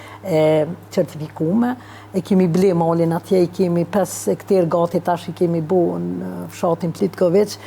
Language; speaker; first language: Albanian; native; Albanian